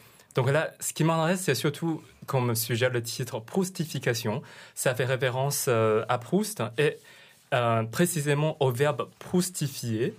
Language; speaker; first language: French; non-native, fluent; Chinese